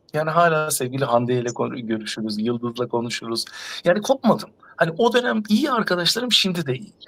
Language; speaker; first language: Turkish; native; Turkish